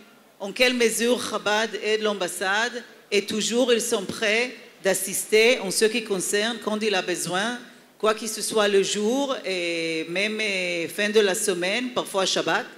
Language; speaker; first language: French; non-native, fluent; Hebrew